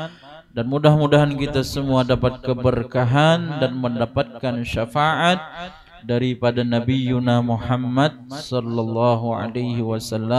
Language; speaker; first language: Indonesian; non-native, local second language; Banjar